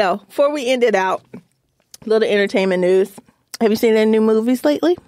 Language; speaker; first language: English; native; English